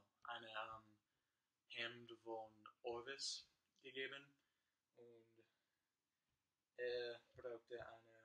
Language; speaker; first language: German; non-native, learner; English